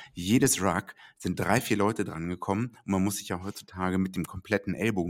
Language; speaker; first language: German; native; German